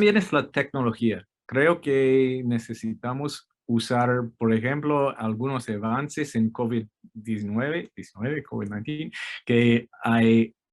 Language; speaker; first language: Spanish; non-native, fluent; English